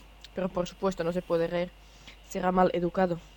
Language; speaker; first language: Spanish; non-native, fluent; Finnish